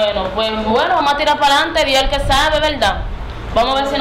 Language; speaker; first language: Spanish; native; Spanish